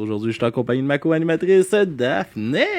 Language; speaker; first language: French; native; French